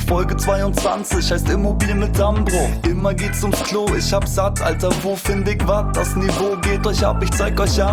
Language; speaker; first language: German; native; German